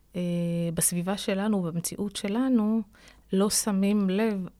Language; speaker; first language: Hebrew; non-native, local second language; Arabic